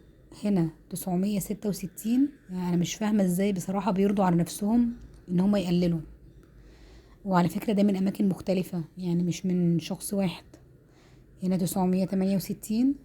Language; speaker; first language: Arabic; native; Arabic